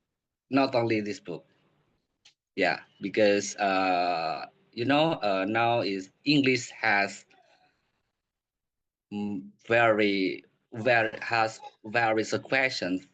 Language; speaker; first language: English; non-native, learner; Indonesian